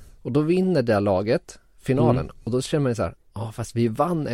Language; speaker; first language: Swedish; native; Swedish